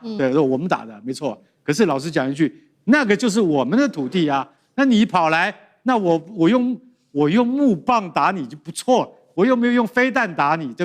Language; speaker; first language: Chinese; native; Chinese